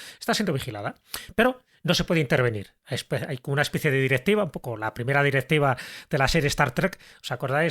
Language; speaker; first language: Spanish; native; Spanish